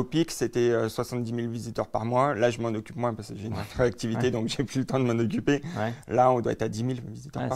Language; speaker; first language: French; native; French